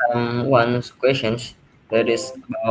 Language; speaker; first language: English; non-native, learner; Indonesian